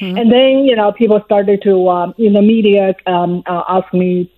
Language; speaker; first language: English; non-native, fluent; Chinese